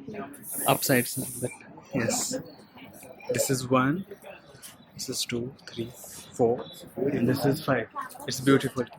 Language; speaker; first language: English; non-native, local second language; Marathi